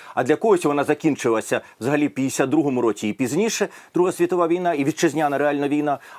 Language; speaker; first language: Ukrainian; native; Ukrainian